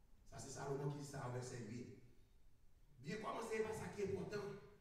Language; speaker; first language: French; native; French